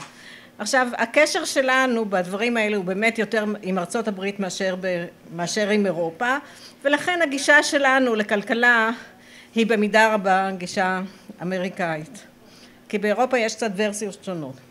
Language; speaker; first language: Hebrew; native; Hebrew